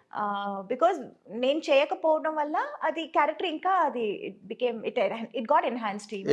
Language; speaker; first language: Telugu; non-native, fluent; Tamil